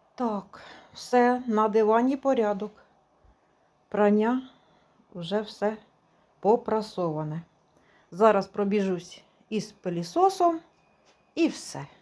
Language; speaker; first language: Ukrainian; native; Ukrainian